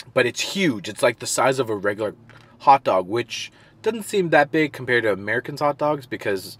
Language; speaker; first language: English; native; English